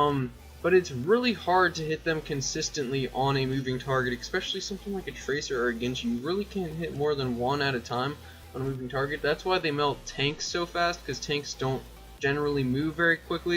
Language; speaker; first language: English; native; English